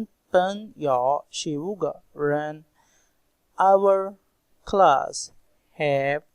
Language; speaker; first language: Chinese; non-native, learner; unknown